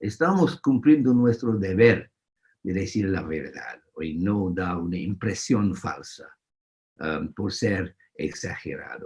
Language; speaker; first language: Spanish; non-native, fluent; English